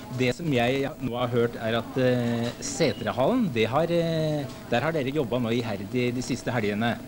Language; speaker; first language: Norwegian; native; Norwegian